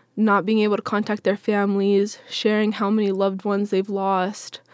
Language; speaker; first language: English; native; English